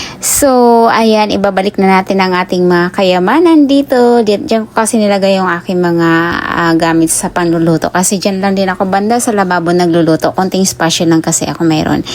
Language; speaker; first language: Filipino; non-native, local second language; Cebuano